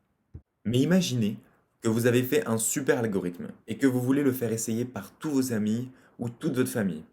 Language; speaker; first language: French; native; French